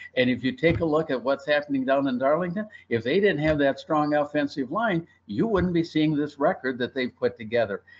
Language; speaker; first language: English; native; English